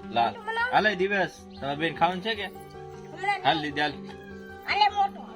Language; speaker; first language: Gujarati; native; Gujarati